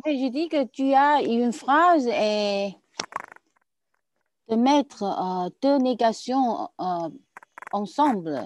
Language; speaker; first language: French; native; French